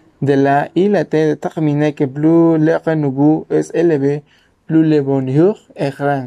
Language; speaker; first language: French; non-native, learner; Spanish